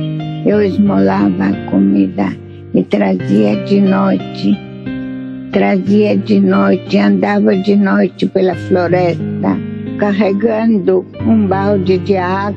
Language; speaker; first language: Portuguese; non-native, fluent; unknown